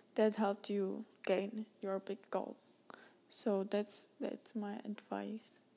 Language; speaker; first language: English; non-native, fluent; Czech